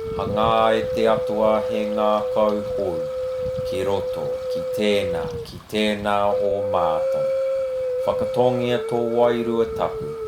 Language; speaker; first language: Māori; non-native, local second language; English